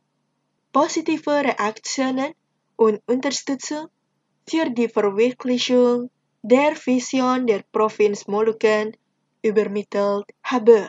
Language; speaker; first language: German; non-native, fluent; Indonesian